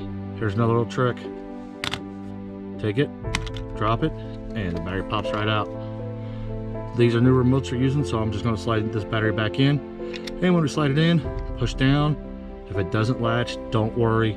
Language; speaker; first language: English; native; English